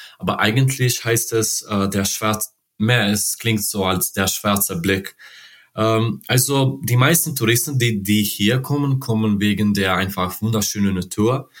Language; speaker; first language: German; non-native, learner; Serbian